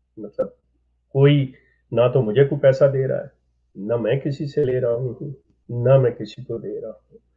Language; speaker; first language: Urdu; native; Urdu